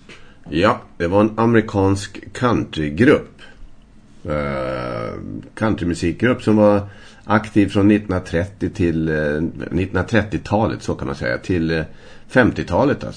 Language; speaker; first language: Swedish; native; Swedish